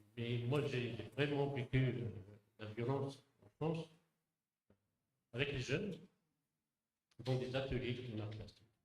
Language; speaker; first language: French; non-native, local second language; Arabic